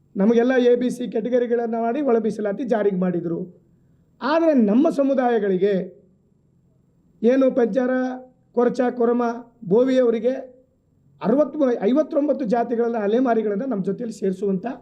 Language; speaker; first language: Kannada; non-native, local second language; Lambadi